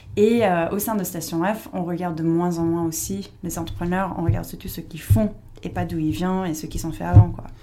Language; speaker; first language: French; non-native, fluent; English